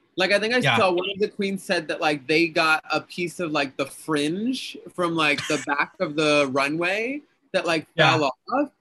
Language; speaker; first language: English; early bilingual, other home language; Spanish